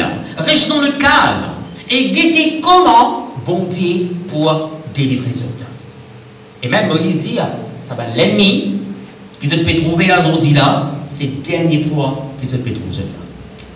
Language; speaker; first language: French; non-native, local second language; Morisyen